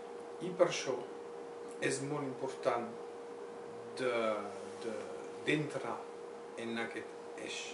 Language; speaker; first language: Catalan; non-native, local second language; French